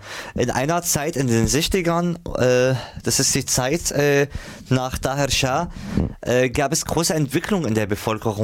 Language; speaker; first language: German; non-native, fluent; Arabic